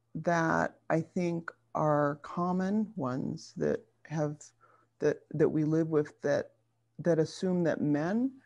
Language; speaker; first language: English; native; English